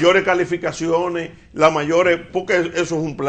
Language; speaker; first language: Spanish; native; Spanish